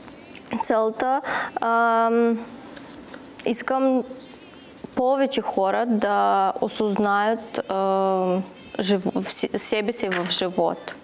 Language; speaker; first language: Bulgarian; non-native, learner; Russian